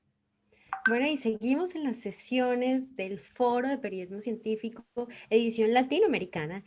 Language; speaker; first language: Spanish; native; Spanish